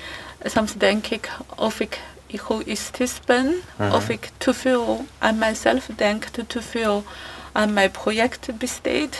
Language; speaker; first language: Dutch; non-native, fluent; Chinese